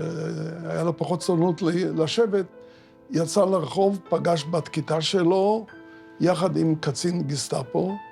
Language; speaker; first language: Hebrew; early bilingual, other home language; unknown